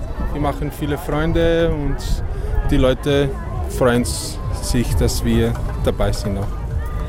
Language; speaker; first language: German; non-native, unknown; Portuguese